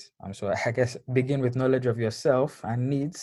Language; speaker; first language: English; non-native, local second language; Yoruba